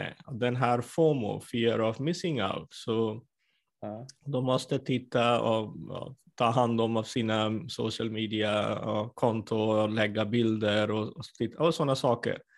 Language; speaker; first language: Swedish; non-native, fluent; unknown